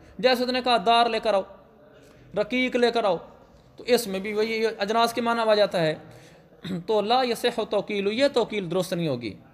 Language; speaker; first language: Urdu; native; Urdu